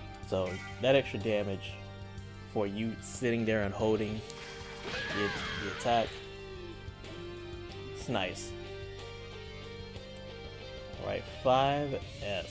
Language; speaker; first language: English; native; English